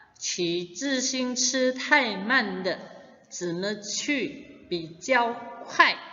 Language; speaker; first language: Chinese; non-native, fluent; Indonesian